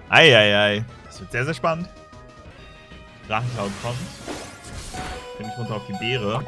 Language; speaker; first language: German; native; German